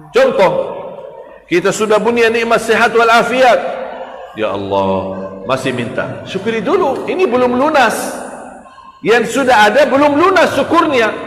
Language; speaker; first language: Malay; non-native, fluent; Arabic